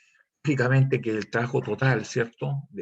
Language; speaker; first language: Spanish; native; Spanish